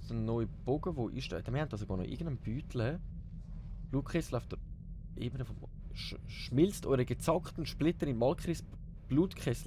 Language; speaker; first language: German; native; German